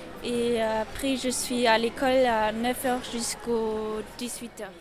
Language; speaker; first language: French; non-native, learner; German